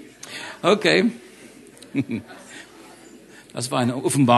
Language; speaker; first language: German; non-native, learner; English